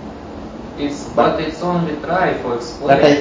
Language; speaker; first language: English; non-native, learner; Russian